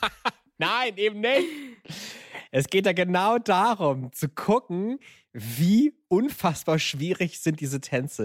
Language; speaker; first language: German; native; German